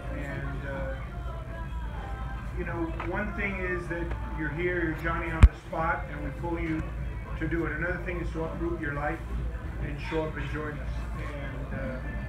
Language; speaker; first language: English; early bilingual, other home language; Spanish